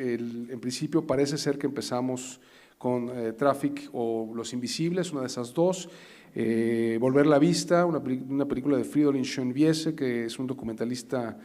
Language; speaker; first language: Spanish; native; Spanish